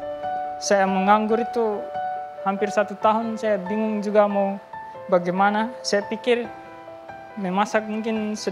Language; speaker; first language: Indonesian; non-native, local second language; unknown